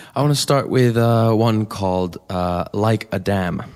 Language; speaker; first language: English; non-native, fluent; Finnish